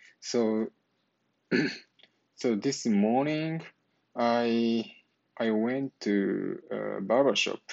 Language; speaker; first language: English; non-native, learner; Japanese